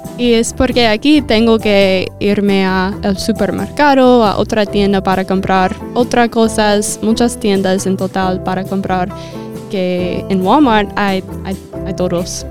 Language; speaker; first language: Spanish; non-native, fluent; English